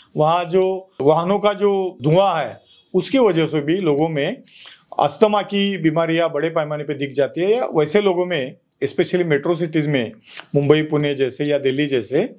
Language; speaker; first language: Hindi; non-native, local second language; Marathi